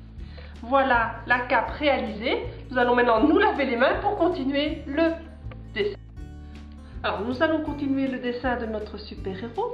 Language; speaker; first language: French; native; French